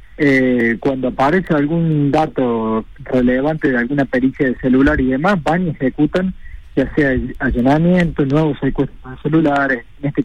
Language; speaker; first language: Spanish; native; Spanish